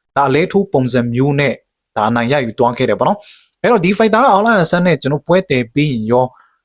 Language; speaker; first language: Burmese; native; Burmese